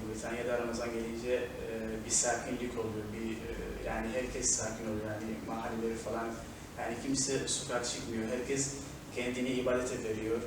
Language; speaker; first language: Turkish; non-native, fluent; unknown